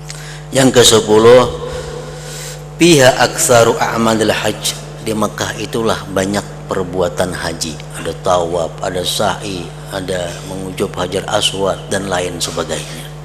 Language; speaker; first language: Indonesian; non-native, local second language; Banjar